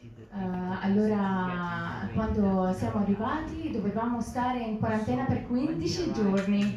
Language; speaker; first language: Italian; non-native, learner; Arabic